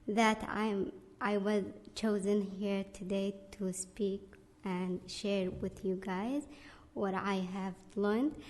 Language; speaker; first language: English; non-native, learner; Arabic